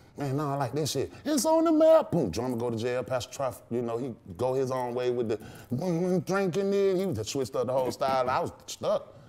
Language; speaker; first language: English; native; English